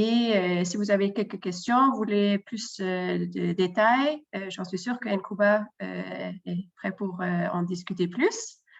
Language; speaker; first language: French; non-native, fluent; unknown